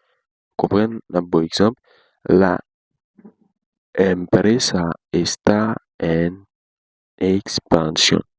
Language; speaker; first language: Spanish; non-native, learner; Haitian Creole